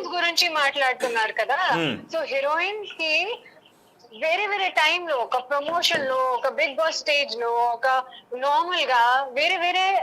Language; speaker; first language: Telugu; non-native, learner; Hindi